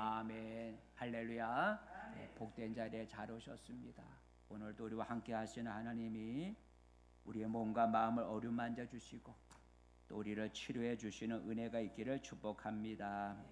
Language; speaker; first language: Korean; native; Korean